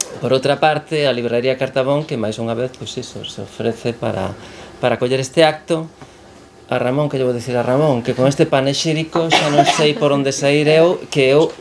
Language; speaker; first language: Galician; native; Galician